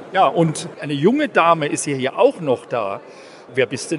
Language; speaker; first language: German; native; German